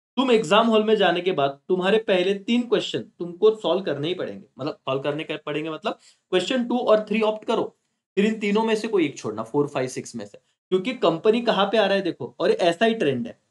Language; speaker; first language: Hindi; non-native, local second language; Marathi